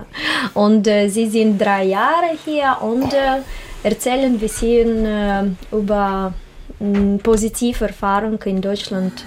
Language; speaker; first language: German; non-native, learner; Russian